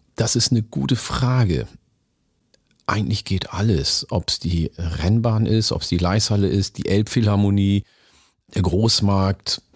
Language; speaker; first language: German; early bilingual, other home language; Oromo